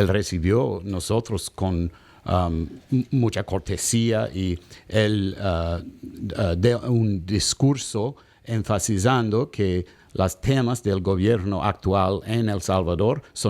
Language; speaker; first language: Spanish; non-native, learner; English